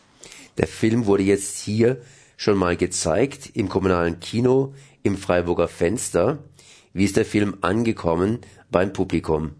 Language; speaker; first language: German; native; German